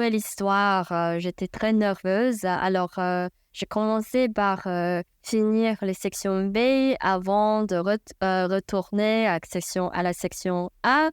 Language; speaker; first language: French; non-native, fluent; Chinese